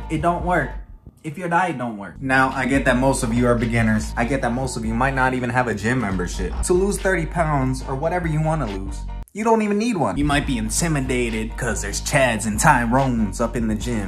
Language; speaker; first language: English; native; English